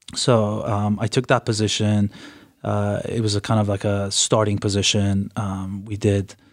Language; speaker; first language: English; early bilingual, other home language; Persian